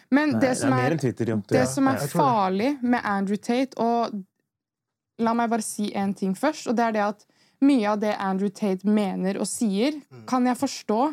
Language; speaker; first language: Norwegian; native; Norwegian